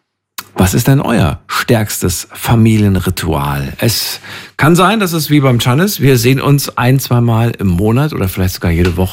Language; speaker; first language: German; native; German